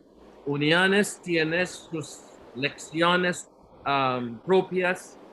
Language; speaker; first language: Spanish; non-native, learner; Portuguese